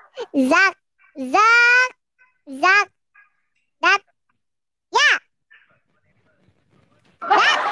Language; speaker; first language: Vietnamese; non-native, learner; Indonesian